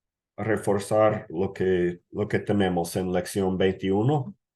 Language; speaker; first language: Spanish; non-native, fluent; English